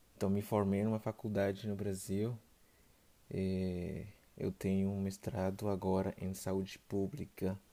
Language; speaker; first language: Portuguese; non-native, fluent; Haitian Creole